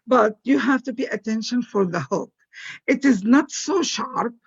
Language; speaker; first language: English; non-native, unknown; Arabic